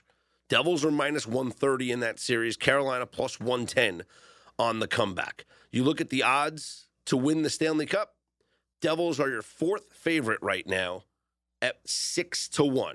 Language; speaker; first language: English; native; English